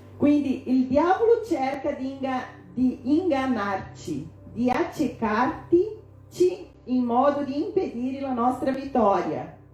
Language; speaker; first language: Italian; non-native, fluent; Portuguese